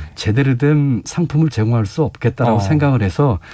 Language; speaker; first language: Korean; native; Korean